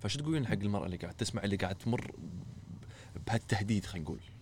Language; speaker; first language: Arabic; native; Arabic